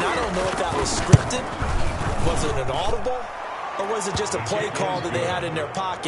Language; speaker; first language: English; native; English